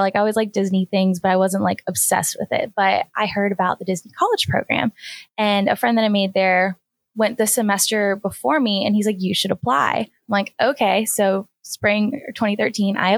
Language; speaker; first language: English; native; English